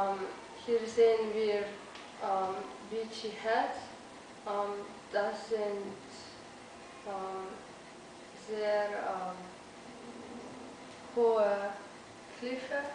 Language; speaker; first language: German; non-native, learner; Slovenian